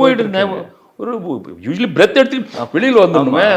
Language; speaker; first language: Tamil; non-native, local second language; Telugu